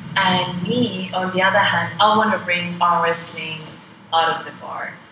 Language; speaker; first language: English; non-native, fluent; Estonian